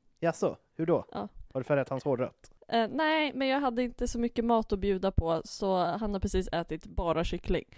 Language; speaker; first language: Swedish; native; Swedish